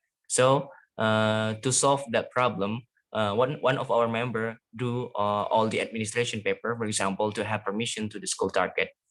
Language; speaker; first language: English; non-native, fluent; Indonesian